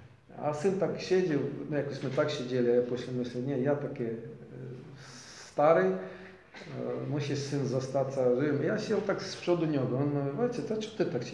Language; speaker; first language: Polish; non-native, learner; Ukrainian